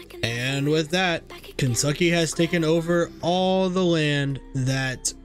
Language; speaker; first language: English; native; English